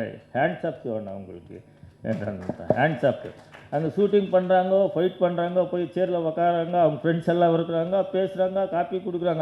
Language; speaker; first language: Tamil; non-native, learner; Kannada